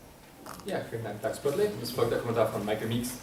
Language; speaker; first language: German; native; German